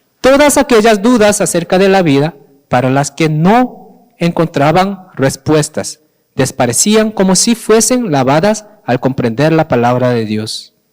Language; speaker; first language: Spanish; non-native, fluent; Korean